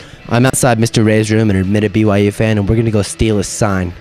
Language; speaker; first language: English; native; English